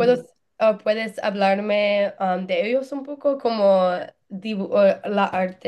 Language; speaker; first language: Spanish; non-native, learner; English